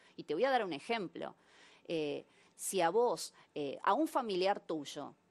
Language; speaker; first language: Spanish; native; Spanish